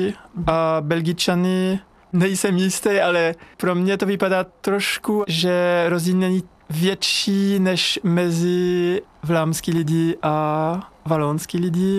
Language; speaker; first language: Czech; non-native, learner; French